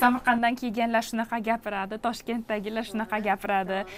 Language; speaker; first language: Uzbek; non-native, fluent; English